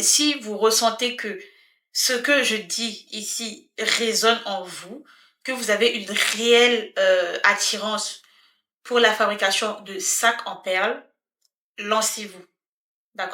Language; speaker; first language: French; native; French